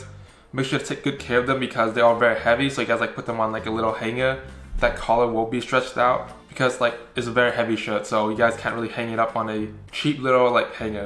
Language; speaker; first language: English; native; English